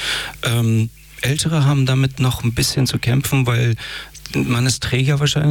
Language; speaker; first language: German; early bilingual, other home language; Persian